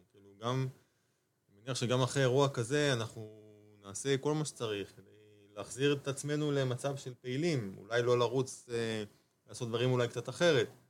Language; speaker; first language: Hebrew; native; Hebrew